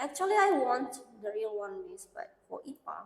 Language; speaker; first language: English; non-native, learner; Indonesian